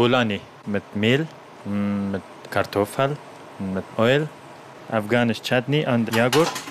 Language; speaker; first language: German; non-native, learner; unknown